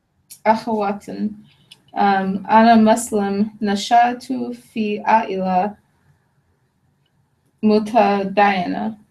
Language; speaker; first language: Arabic; non-native, learner; English